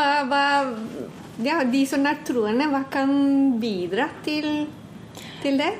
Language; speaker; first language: Norwegian; non-native, fluent; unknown